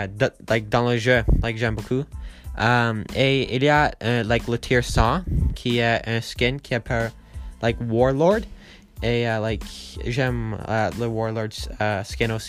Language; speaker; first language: French; non-native, learner; English